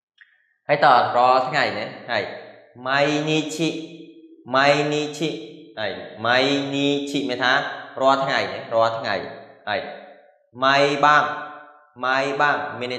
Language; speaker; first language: Japanese; non-native, fluent; Khmer